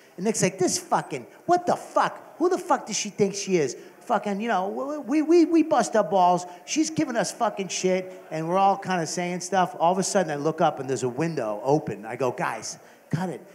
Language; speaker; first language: English; native; English